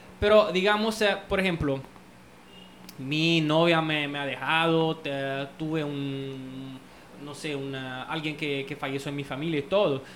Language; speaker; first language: Spanish; non-native, fluent; Italian